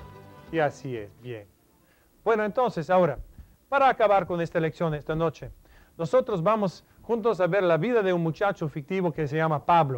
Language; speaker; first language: Spanish; non-native, fluent; English